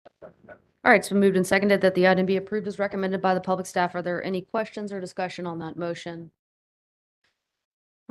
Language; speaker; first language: English; native; English